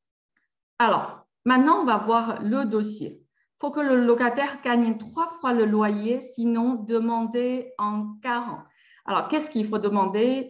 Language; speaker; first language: French; native; French